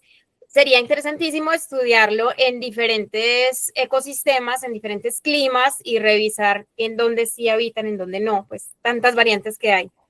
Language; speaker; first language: Spanish; native; Spanish